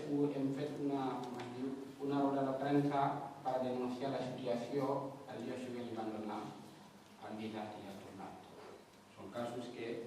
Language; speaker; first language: Catalan; non-native, fluent; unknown